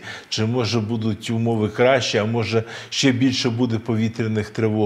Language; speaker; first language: Ukrainian; native; Ukrainian